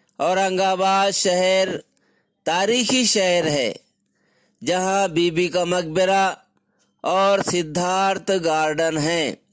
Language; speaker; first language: Urdu; native; Urdu